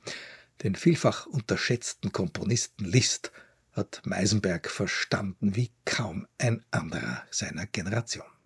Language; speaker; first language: German; native; German